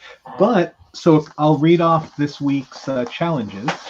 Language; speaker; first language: English; native; English